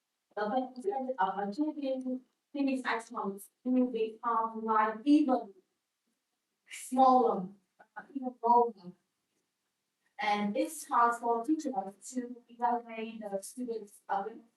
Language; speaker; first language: English; non-native, learner; Vietnamese